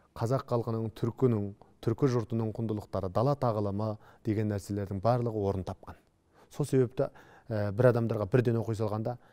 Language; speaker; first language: Kazakh; native; Kazakh